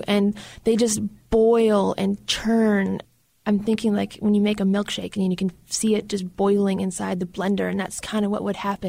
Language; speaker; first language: English; native; English